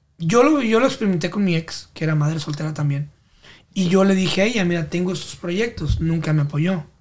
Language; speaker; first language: Spanish; native; Spanish